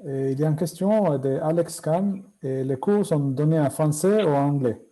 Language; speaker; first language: French; non-native, fluent; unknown